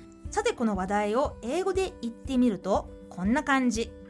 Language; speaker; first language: Japanese; native; Japanese